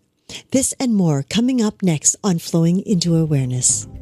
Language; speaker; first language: English; native; English